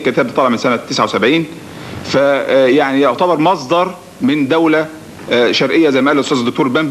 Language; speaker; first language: Arabic; native; Arabic